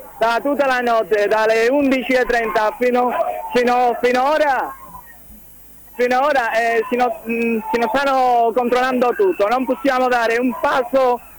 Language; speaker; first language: Italian; non-native, learner; Spanish